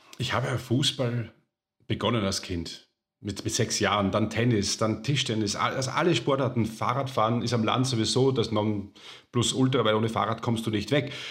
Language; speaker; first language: German; native; German